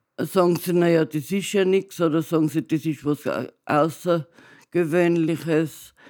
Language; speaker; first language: German; native; German